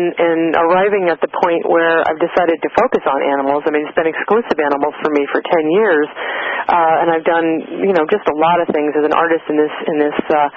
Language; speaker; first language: English; native; English